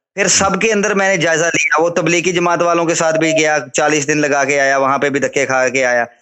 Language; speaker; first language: Urdu; non-native, local second language; Punjabi